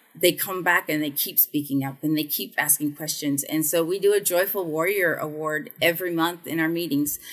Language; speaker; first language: English; native; English